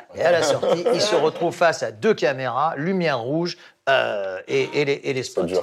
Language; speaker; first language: French; non-native, local second language; English